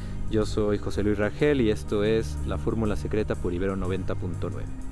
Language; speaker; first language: Spanish; native; Spanish